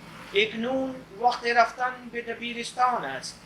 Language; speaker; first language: Persian; non-native, fluent; Urdu